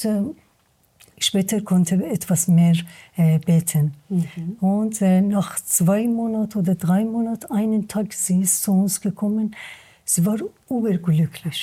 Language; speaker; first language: German; non-native, learner; Persian